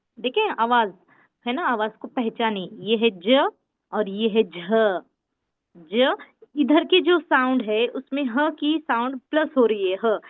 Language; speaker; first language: Hindi; native; Hindi